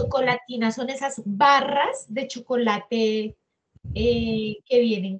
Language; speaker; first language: Spanish; native; Spanish